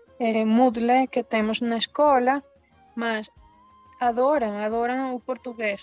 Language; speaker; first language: Portuguese; early bilingual, heritage; Spanish